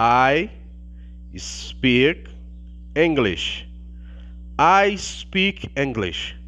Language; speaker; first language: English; non-native, learner; Portuguese